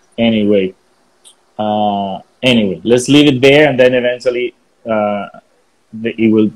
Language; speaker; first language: English; non-native, fluent; Spanish